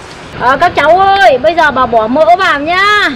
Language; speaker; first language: Vietnamese; native; Vietnamese